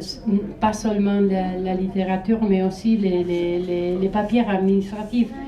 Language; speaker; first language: French; non-native, fluent; Spanish